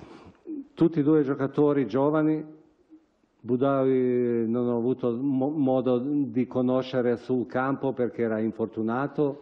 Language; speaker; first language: Italian; non-native, fluent; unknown